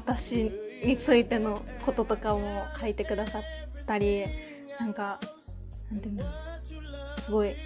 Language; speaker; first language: Japanese; native; Japanese